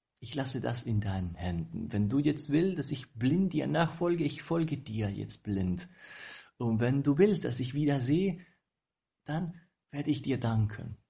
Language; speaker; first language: German; non-native, fluent; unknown